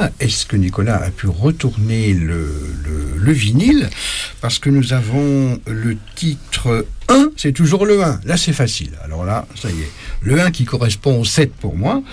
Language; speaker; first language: French; native; French